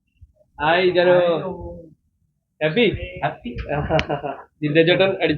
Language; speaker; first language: Malayalam; native; Malayalam